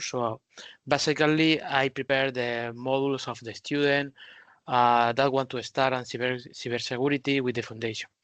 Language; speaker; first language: English; non-native, learner; Spanish